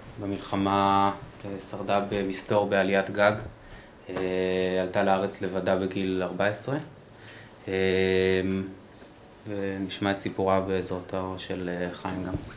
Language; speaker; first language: Hebrew; native; Hebrew